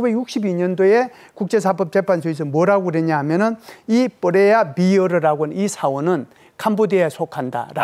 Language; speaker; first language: Korean; native; Korean